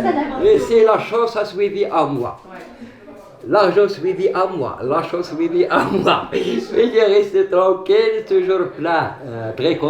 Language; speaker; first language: French; non-native, learner; Arabic